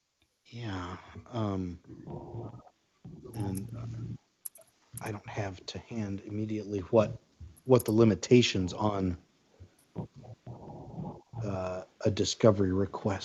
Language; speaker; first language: English; native; English